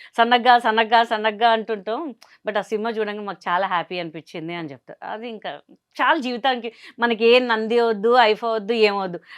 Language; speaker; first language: Telugu; non-native, local second language; Hindi